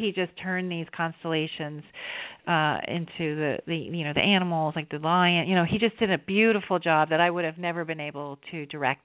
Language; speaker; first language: English; native; English